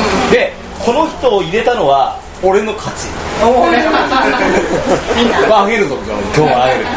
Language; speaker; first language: Japanese; native; Japanese